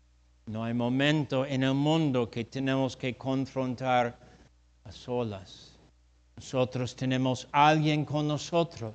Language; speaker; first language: Spanish; non-native, fluent; English